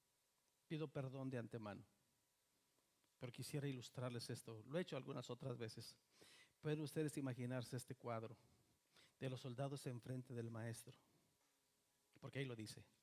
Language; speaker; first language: Spanish; native; Spanish